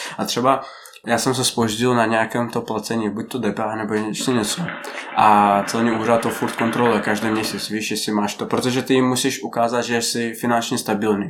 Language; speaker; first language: Czech; non-native, fluent; Russian